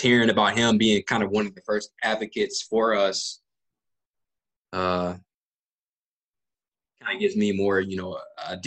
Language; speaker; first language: English; native; English